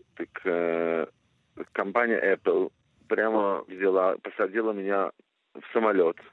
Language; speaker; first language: Russian; non-native, fluent; Hebrew